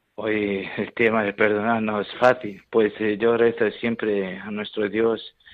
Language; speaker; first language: Spanish; non-native, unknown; Syriac